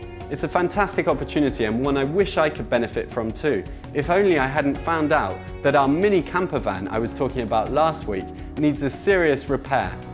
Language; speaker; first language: English; early bilingual, other home language; French